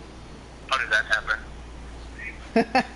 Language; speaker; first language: English; native; English